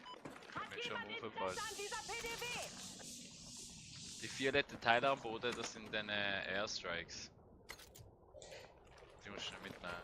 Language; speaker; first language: German; native; German